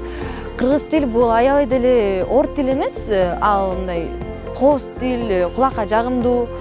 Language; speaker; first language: Kyrgyz; non-native, local second language; Russian